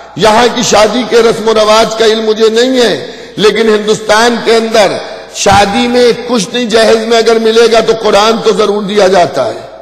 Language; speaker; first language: Urdu; native; Urdu